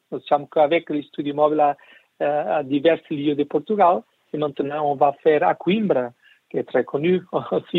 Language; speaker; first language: French; non-native, learner; Portuguese